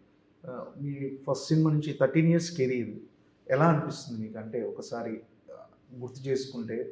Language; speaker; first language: Telugu; native; Telugu